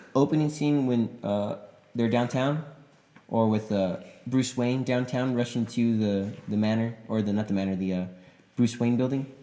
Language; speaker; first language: English; native; English